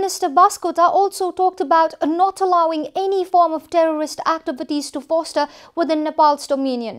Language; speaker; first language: English; non-native, local second language; Nepali